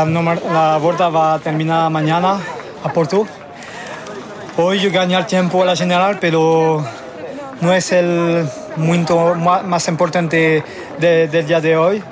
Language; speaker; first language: Spanish; non-native, learner; French